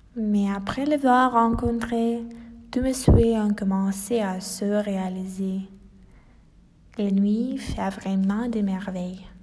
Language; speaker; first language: French; non-native, fluent; Ukrainian